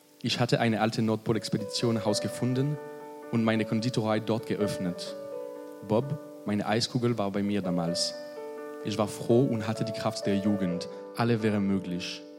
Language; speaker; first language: German; non-native, learner; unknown